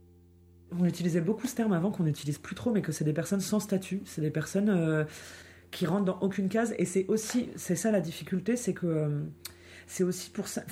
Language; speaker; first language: French; native; French